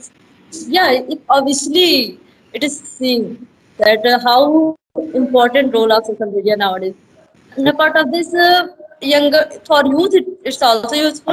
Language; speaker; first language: English; non-native, learner; Hindi